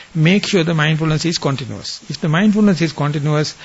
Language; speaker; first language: English; non-native, local second language; Sinhala